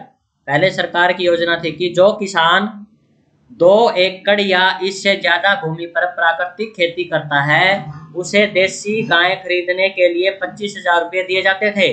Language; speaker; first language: Hindi; native; Hindi